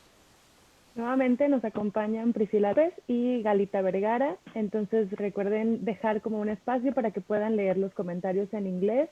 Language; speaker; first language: Spanish; native; Spanish